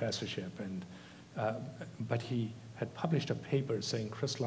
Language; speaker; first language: English; non-native, local second language; Tamil